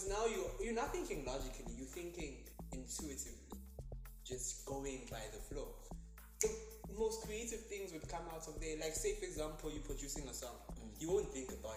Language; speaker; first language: English; non-native, local second language; Zulu